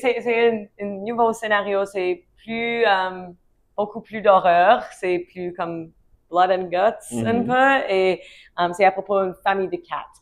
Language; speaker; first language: French; non-native, learner; English